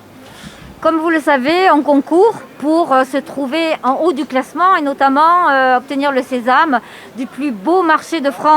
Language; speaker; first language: French; native; French